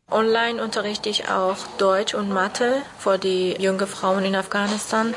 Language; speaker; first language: German; non-native, fluent; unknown